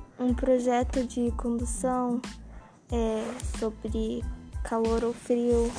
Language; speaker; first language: Portuguese; early bilingual, heritage; Portuguese